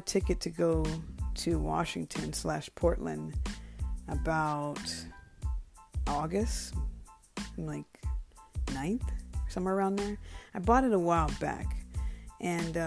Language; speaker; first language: English; native; English